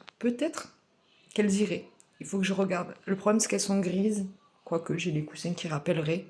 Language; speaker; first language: French; native; French